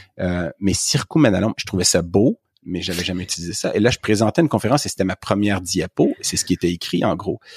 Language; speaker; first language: French; native; French